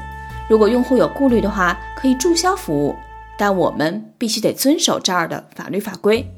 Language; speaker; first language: Chinese; native; Chinese